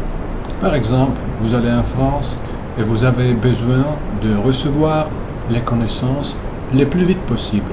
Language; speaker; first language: French; non-native, fluent; Russian